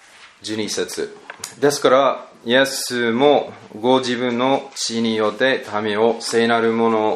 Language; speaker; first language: Japanese; non-native, learner; English